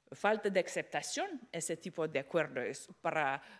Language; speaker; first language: Spanish; non-native, fluent; Lithuanian